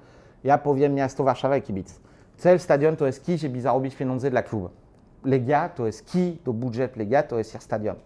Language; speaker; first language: Polish; non-native, learner; French